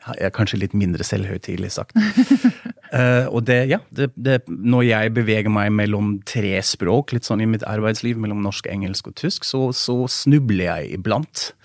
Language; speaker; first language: Norwegian; non-native, fluent; German